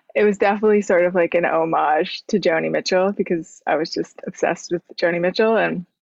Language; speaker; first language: English; native; English